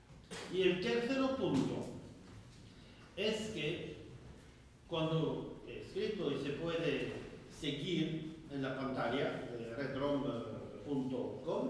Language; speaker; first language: Spanish; non-native, fluent; French